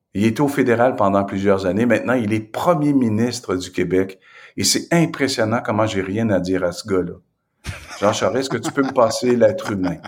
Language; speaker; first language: French; native; French